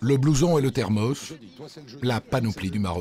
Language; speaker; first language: French; native; French